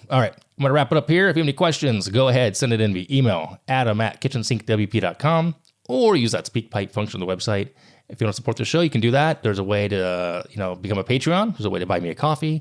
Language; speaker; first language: English; native; English